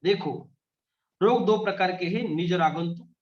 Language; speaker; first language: Hindi; non-native, local second language; Marathi